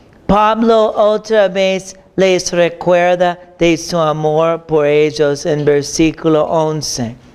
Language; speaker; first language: Spanish; non-native, fluent; English